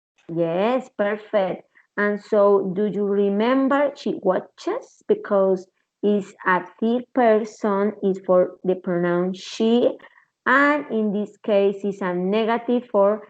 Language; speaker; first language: English; non-native, learner; Spanish